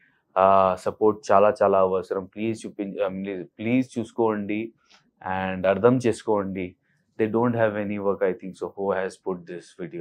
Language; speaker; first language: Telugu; non-native, learner; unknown